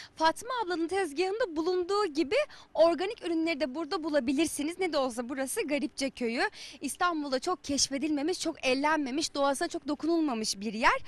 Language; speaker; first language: Turkish; native; Turkish